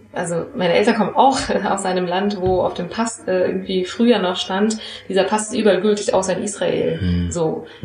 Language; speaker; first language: German; native; German